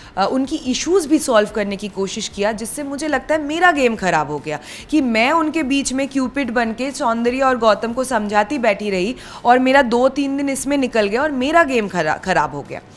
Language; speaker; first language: Hindi; non-native, local second language; Bangla